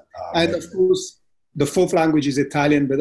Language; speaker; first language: English; non-native, fluent; Italian